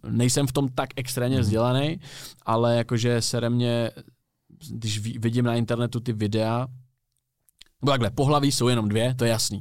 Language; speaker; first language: Czech; native; Czech